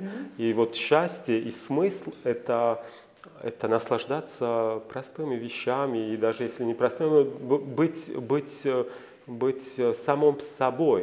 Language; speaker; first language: Russian; non-native, fluent; Georgian